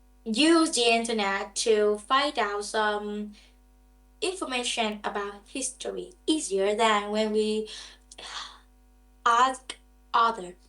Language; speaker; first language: English; non-native, learner; Vietnamese